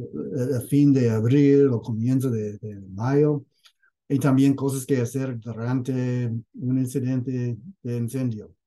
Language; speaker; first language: Spanish; non-native, fluent; English